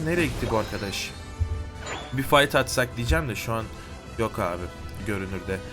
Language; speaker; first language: Turkish; native; Turkish